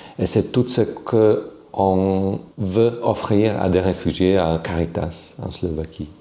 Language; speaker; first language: French; non-native, fluent; Slovak